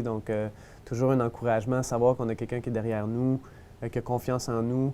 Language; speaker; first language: French; native; French